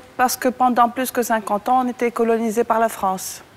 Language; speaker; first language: French; non-native, local second language; Arabic